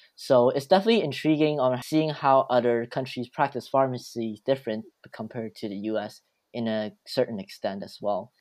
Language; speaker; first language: English; early bilingual, other home language; Cantonese